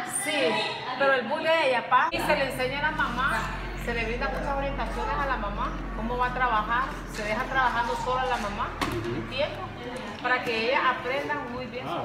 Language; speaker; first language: Spanish; native; Spanish